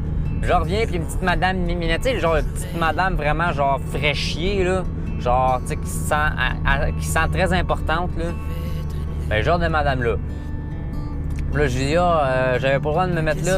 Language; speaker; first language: French; native; French